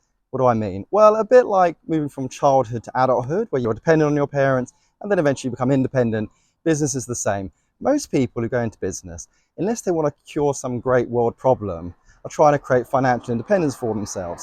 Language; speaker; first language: English; native; English